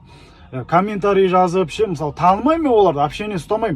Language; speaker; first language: Kazakh; native; Kazakh